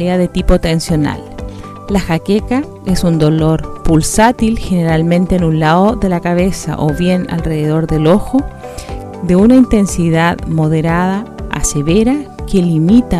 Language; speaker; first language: Spanish; native; Spanish